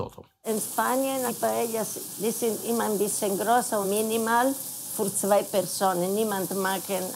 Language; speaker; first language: German; non-native, learner; Spanish